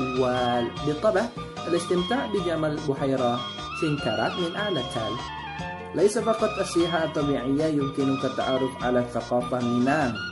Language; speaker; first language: Arabic; non-native, fluent; Indonesian